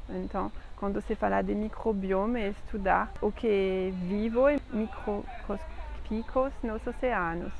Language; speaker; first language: Portuguese; non-native, fluent; French